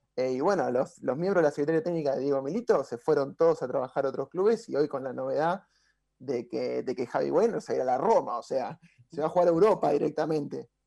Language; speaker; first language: Spanish; native; Spanish